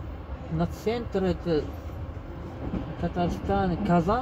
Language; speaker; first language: Russian; non-native, learner; Uzbek